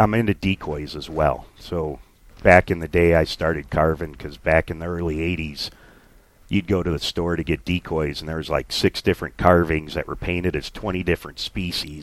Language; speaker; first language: English; native; English